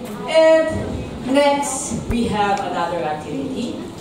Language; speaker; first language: English; non-native, local second language; Filipino